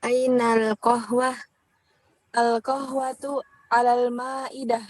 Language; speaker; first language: Arabic; non-native, learner; Indonesian